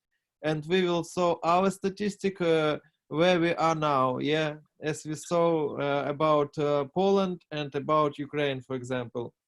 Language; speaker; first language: English; non-native, learner; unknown